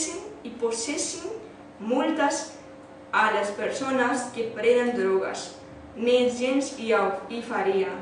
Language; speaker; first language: Catalan; early bilingual, other home language; Urdu